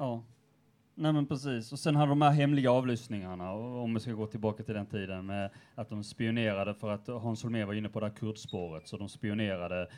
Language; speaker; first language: Swedish; native; Swedish